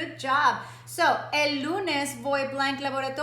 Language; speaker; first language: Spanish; non-native, fluent; English